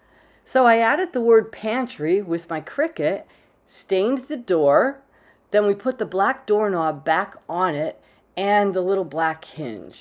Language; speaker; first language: English; native; English